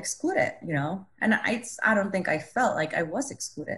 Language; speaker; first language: English; non-native, fluent; Spanish